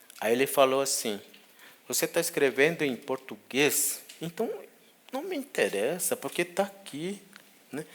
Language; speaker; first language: Portuguese; non-native, local second language; Guarani